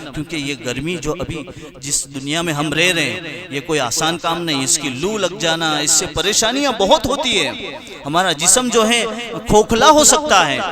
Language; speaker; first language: Urdu; non-native, local second language; Gujarati